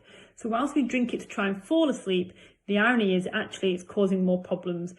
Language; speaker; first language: English; native; English